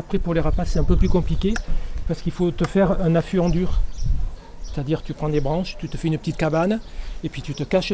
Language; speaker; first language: French; native; French